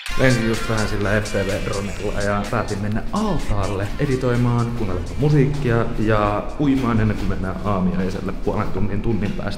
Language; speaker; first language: Finnish; native; Finnish